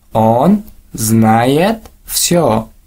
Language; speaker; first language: Russian; non-native, local second language; Tajik